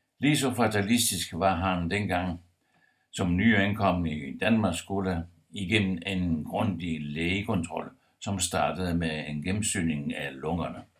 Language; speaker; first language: Danish; non-native, fluent; Italian